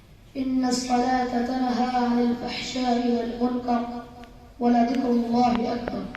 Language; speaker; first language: Arabic; non-native, fluent; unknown